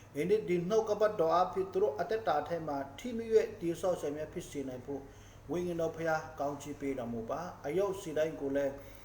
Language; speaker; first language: Burmese; non-native, local second language; Hakha Chin